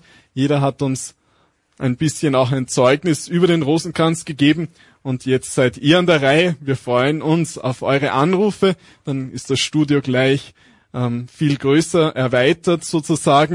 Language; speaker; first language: German; native; German